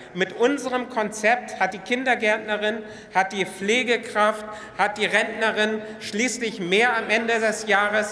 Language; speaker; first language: German; native; German